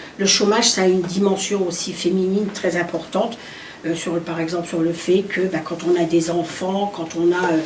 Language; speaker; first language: French; early bilingual, other home language; Arabic